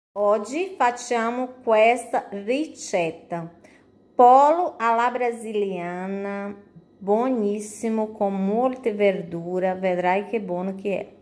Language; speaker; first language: Italian; non-native, fluent; Portuguese